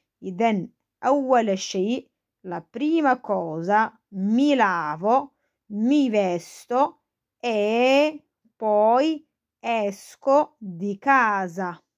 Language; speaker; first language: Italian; non-native, fluent; Arabic